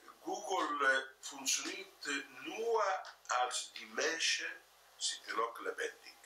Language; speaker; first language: German; non-native, fluent; Italian